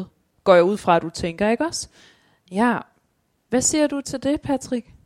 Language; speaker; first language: Danish; native; Danish